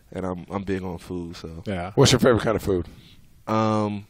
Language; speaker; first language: English; native; English